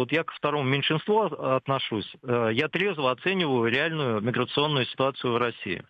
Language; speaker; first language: Russian; native; Russian